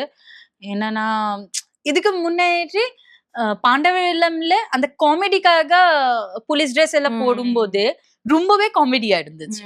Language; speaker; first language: Tamil; non-native, local second language; Bangla